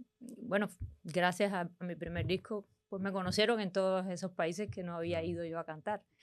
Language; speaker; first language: Spanish; native; Spanish